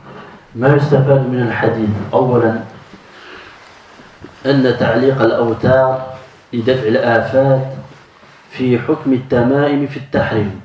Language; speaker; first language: Arabic; non-native, fluent; French